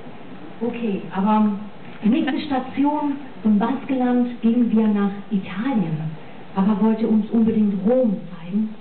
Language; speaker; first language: German; non-native, fluent; English